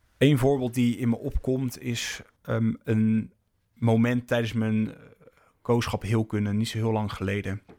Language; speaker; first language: Dutch; native; Dutch